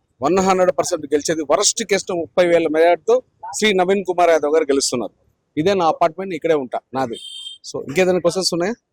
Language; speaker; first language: Telugu; native; Telugu